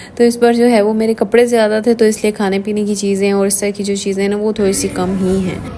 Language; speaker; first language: Urdu; native; Urdu